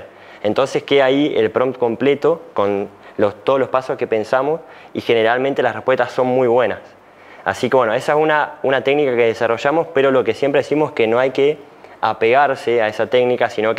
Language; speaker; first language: Spanish; native; Spanish